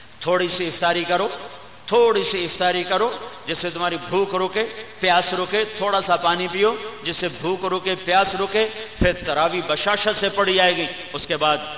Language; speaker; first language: Urdu; non-native, local second language; Punjabi